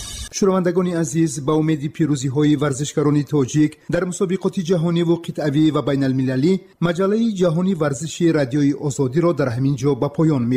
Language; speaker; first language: Persian; native; Persian